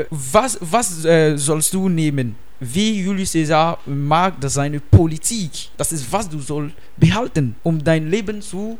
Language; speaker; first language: German; non-native, learner; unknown